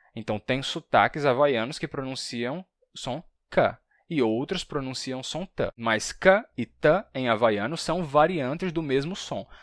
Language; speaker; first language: Portuguese; native; Portuguese